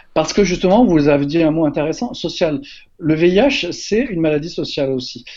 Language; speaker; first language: French; native; French